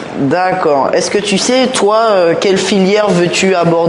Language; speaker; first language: French; native; French